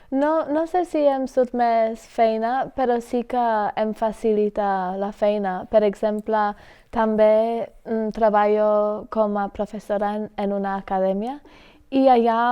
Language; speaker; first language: Catalan; non-native, fluent; English